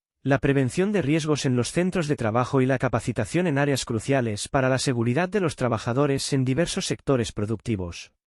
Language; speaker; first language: Spanish; native; Spanish